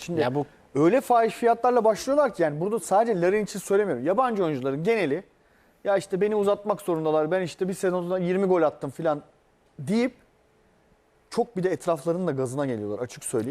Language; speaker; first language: Turkish; native; Turkish